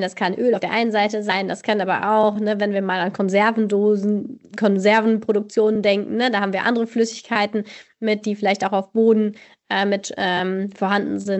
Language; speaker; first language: German; native; German